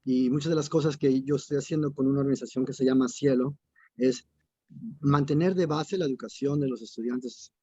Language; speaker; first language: Spanish; early bilingual, other home language; English